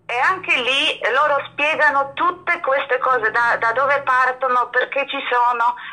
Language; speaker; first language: Italian; non-native, fluent; Polish